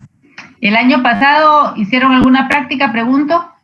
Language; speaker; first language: Spanish; native; Spanish